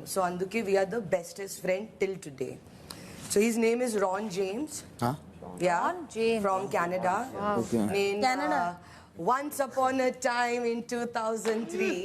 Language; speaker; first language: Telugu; non-native, fluent; Hindi